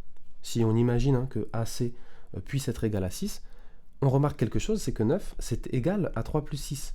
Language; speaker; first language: French; native; French